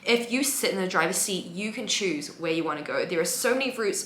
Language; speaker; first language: English; native; English